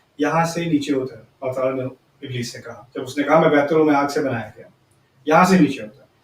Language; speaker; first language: Urdu; early bilingual, heritage; Urdu